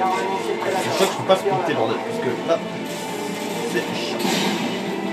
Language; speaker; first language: French; native; French